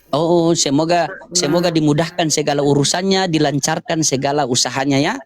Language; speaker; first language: Indonesian; native; Indonesian